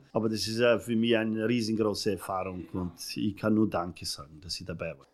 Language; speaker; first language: German; non-native, fluent; Serbian